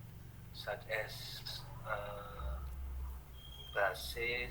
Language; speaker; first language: English; non-native, fluent; Indonesian